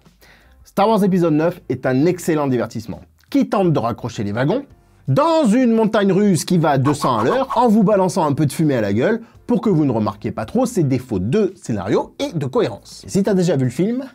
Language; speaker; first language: French; native; French